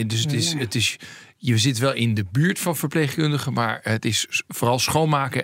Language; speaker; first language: Dutch; native; Dutch